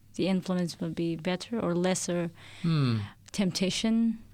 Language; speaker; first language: English; non-native, local second language; Filipino